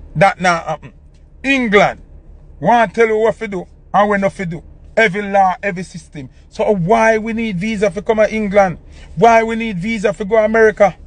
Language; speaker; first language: English; non-native, local second language; Jamaican Creole English